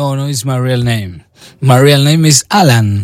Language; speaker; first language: English; non-native, learner; Spanish